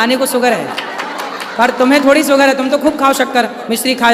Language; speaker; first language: Hindi; native; Hindi